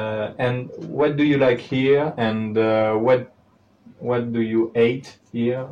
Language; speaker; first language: English; non-native, learner; French